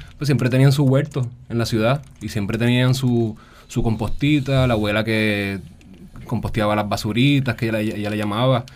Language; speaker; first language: Spanish; native; Spanish